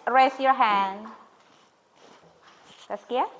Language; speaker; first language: English; non-native, fluent; Indonesian